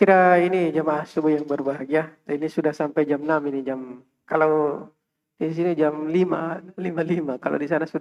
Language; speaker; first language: Indonesian; native; Indonesian